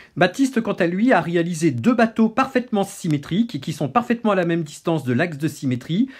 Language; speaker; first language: French; native; French